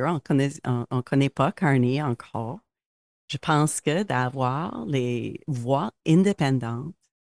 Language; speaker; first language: French; non-native, local second language; English